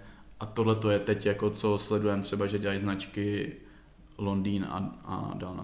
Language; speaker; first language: Czech; native; Czech